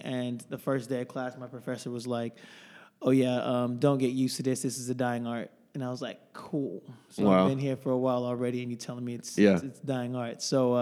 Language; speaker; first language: English; native; English